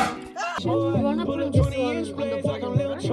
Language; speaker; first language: English; non-native, learner; Korean